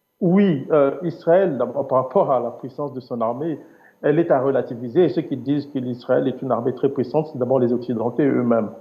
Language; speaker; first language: French; native; French